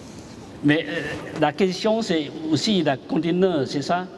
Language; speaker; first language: French; non-native, learner; Chinese